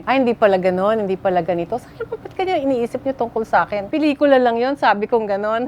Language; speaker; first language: Filipino; native; Filipino